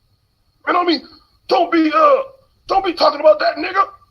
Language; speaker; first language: English; native; English